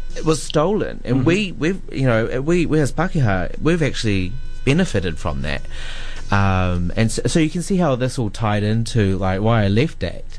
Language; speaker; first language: English; native; English